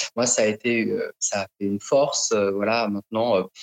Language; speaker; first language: French; native; French